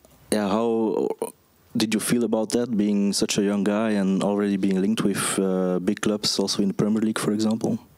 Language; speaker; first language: English; non-native, fluent; Dutch